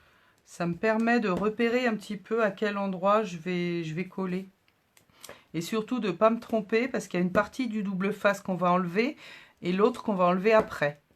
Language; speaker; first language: French; native; French